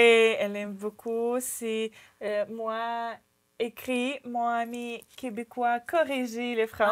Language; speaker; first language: French; non-native, learner; Ukrainian